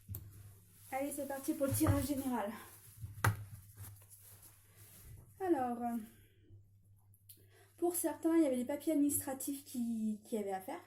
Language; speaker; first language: French; native; French